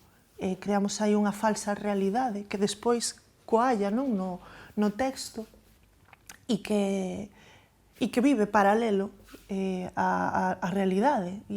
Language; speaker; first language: Galician; native; Galician